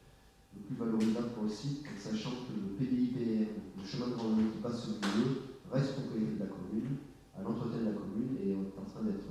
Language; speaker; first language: French; native; French